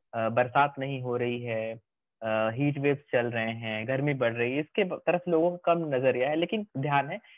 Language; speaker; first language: Hindi; native; Hindi